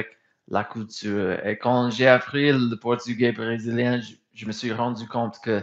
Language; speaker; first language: French; non-native, fluent; English